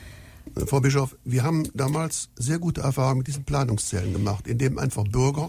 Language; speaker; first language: German; native; German